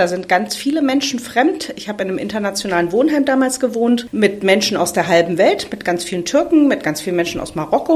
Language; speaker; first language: German; native; German